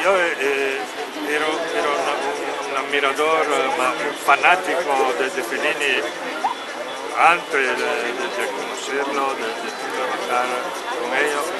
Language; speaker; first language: Spanish; non-native, learner; Italian